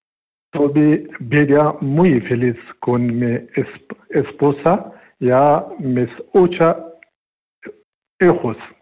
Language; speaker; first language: Spanish; non-native, learner; Pashto